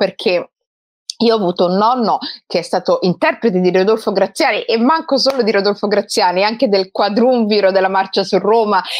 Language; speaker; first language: Italian; early bilingual, other home language; Somali